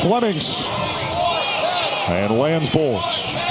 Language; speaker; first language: English; native; English